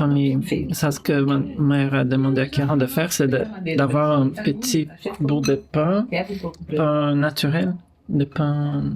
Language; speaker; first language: French; non-native, fluent; Portuguese